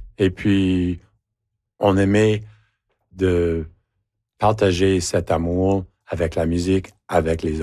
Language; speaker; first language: French; native; French